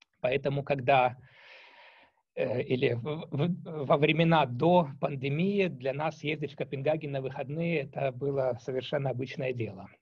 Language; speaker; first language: Russian; native; Russian